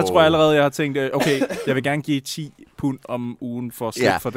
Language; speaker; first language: Danish; native; Danish